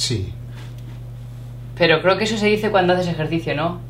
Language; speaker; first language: Spanish; non-native, fluent; English